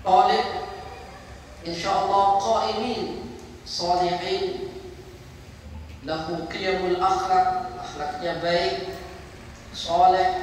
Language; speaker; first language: Arabic; non-native, fluent; Indonesian